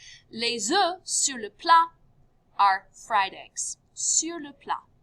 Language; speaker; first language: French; non-native, fluent; English